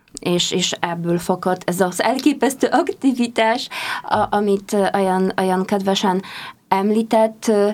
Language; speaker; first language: Hungarian; non-native, fluent; Polish